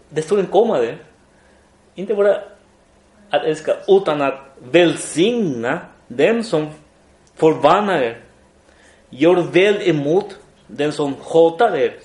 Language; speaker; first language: Swedish; non-native, fluent; Spanish